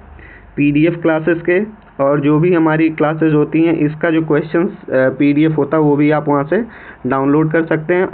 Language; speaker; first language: Hindi; native; Hindi